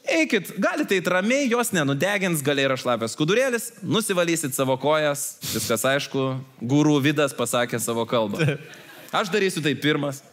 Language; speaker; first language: Lithuanian; native; Lithuanian